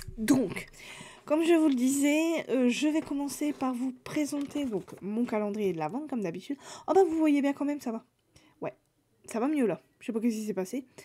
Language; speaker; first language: French; native; French